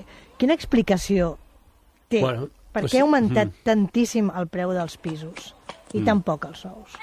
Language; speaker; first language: Catalan; native; Catalan